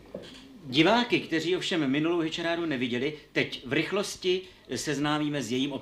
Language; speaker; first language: Czech; native; Czech